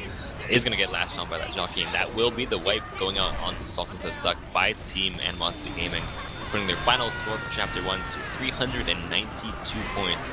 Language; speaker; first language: English; native; English